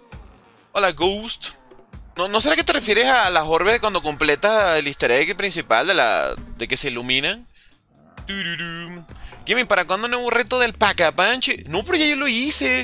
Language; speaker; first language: Spanish; native; Spanish